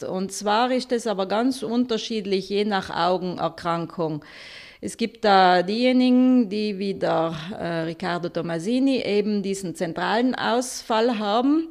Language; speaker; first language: German; native; German